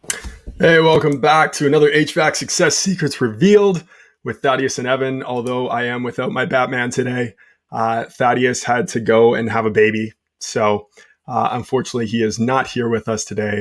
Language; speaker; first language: English; native; English